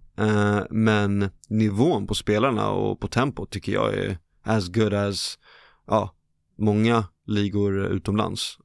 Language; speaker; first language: Swedish; native; Swedish